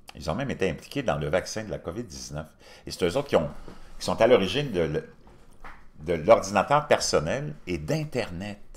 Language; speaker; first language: French; native; French